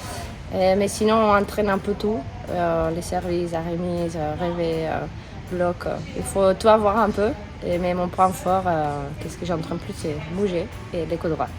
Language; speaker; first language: French; non-native, fluent; Spanish